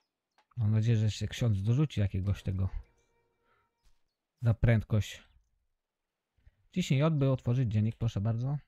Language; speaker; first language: Polish; native; Polish